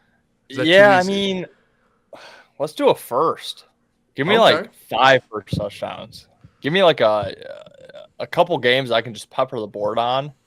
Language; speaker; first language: English; native; English